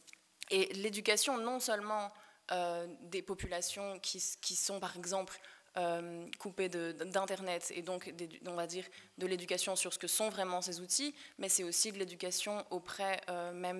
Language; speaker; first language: French; native; French